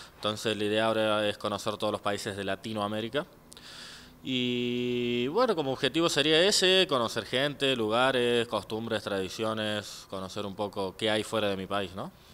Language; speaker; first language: Spanish; native; Spanish